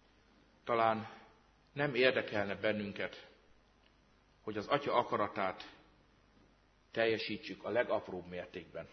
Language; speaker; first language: Hungarian; native; Hungarian